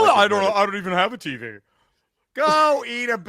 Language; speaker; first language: English; native; English